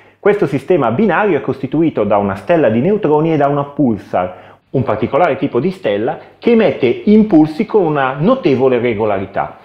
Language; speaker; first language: Italian; native; Italian